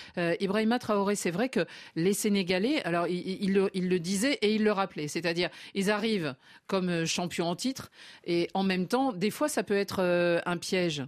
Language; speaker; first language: French; native; French